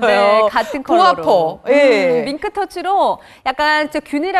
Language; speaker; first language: Korean; native; Korean